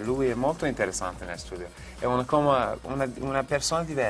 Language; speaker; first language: Italian; non-native, fluent; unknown